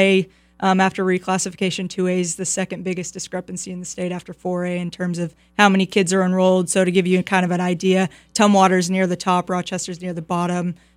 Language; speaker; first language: English; native; English